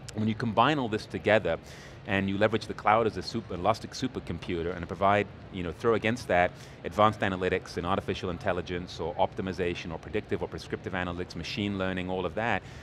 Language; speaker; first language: English; native; English